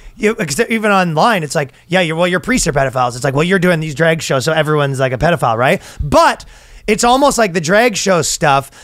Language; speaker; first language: English; native; English